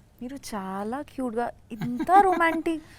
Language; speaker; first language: Telugu; non-native, learner; Bangla